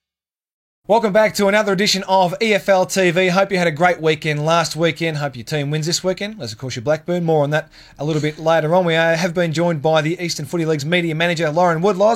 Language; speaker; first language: English; native; English